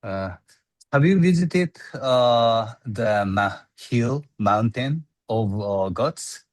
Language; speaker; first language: English; non-native, learner; Japanese